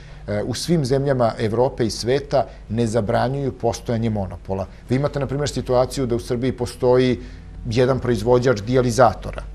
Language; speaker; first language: Serbian; native; Serbian